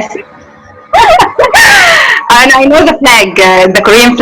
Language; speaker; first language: English; non-native, learner; Arabic